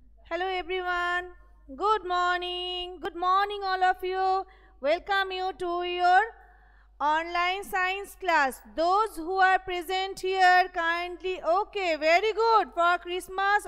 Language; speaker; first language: English; non-native, local second language; Bangla